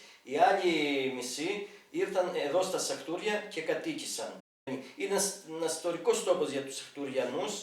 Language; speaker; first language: Greek; native; Greek